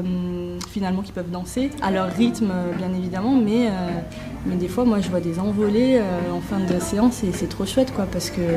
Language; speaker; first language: French; native; French